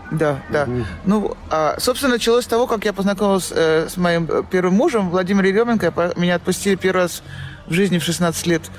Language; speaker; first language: Russian; native; Russian